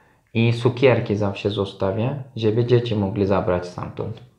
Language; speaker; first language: Polish; non-native, learner; Turkish